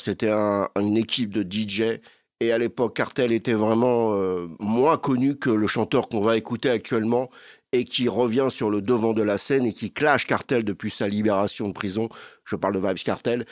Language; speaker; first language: French; native; French